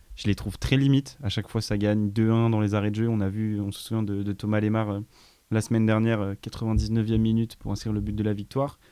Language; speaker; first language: French; native; French